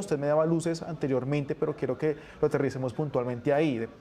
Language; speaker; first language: Spanish; native; Spanish